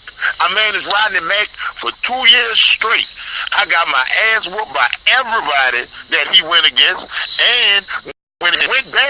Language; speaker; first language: English; native; English